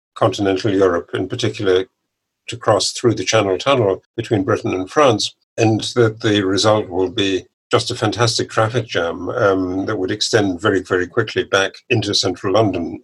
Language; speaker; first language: English; native; English